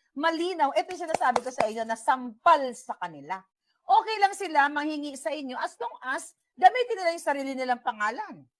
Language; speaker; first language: Filipino; native; Filipino